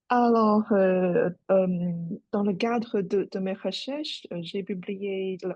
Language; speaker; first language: French; non-native, fluent; Chinese